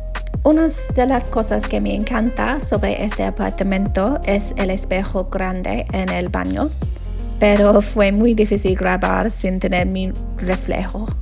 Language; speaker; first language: Spanish; non-native, learner; English